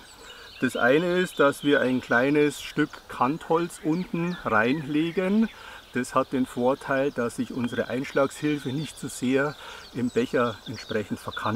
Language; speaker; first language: German; native; German